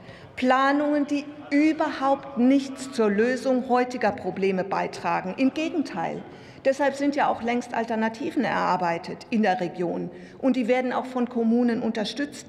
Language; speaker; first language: German; native; German